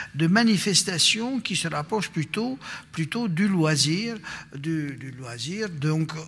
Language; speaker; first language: French; non-native, fluent; Romanian